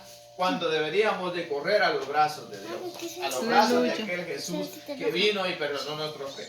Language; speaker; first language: Spanish; native; Spanish